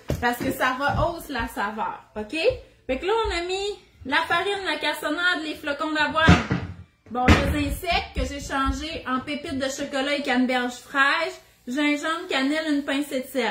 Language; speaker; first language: French; native; French